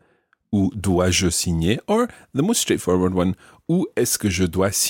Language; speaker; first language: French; non-native, fluent; English